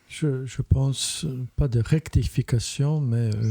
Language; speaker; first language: French; non-native, fluent; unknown